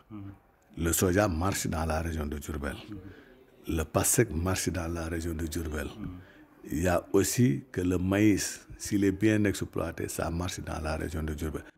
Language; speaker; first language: French; non-native, local second language; Wolof